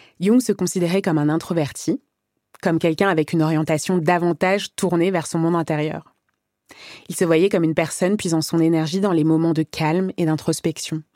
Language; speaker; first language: French; native; French